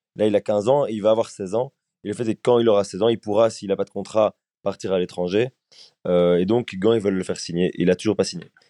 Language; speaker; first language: French; native; French